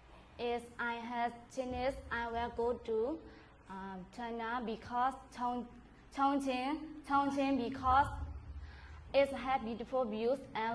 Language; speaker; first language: English; non-native, learner; Mon